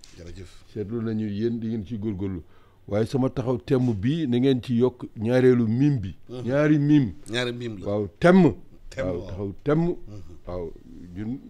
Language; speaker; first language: Wolof; native; Wolof